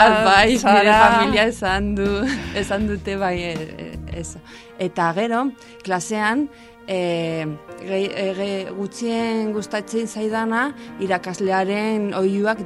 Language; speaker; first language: Basque; non-native, local second language; Spanish